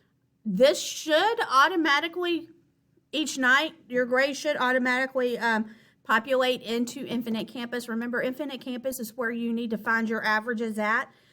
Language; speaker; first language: English; native; English